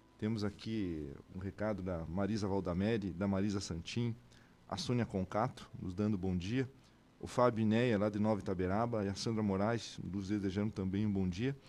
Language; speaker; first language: Portuguese; native; Portuguese